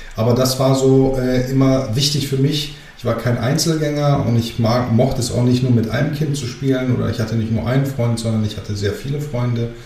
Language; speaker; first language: German; early bilingual, other home language; Greek